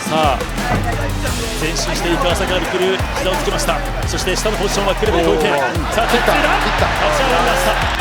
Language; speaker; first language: Japanese; native; Japanese